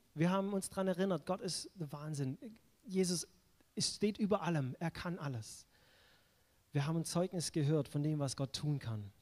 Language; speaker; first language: German; native; German